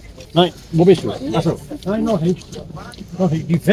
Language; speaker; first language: German; early bilingual, other home language; Turkish